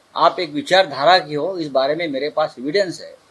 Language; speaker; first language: Hindi; non-native, local second language; Marathi